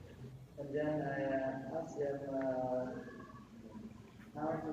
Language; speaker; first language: English; non-native, learner; Vietnamese